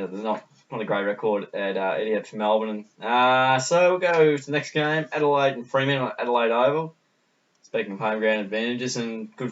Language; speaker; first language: English; native; English